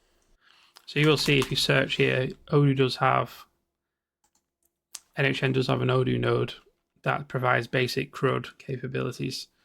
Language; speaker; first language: English; native; English